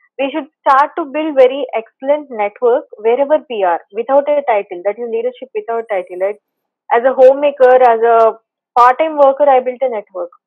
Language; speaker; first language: English; non-native, local second language; Telugu